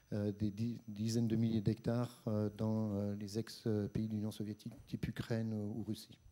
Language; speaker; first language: French; native; French